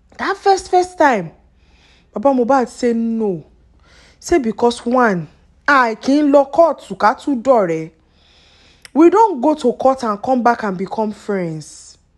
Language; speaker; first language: Nigerian Pidgin; non-native, local second language; Yoruba